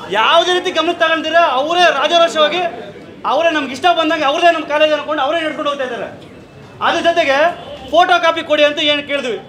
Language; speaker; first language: Kannada; native; Kannada